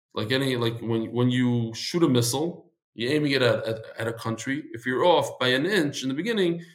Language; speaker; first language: English; native; English